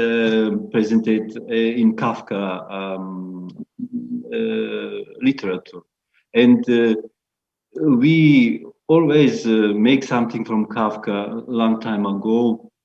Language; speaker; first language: English; non-native, fluent; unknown